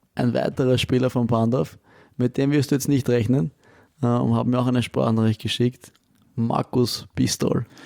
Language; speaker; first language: German; native; German